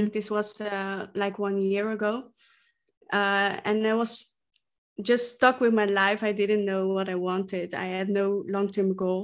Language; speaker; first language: English; non-native, fluent; Dutch